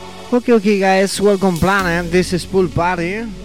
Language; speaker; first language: English; non-native, learner; Spanish